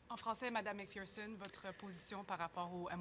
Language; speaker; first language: French; native; French